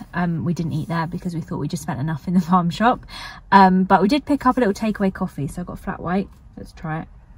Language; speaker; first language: English; native; English